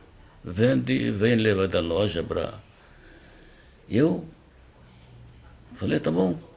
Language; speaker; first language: Portuguese; non-native, learner; Arabic